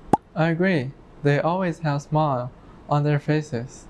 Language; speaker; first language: English; non-native, learner; Thai